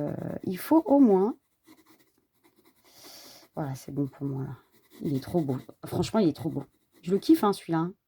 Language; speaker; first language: French; native; French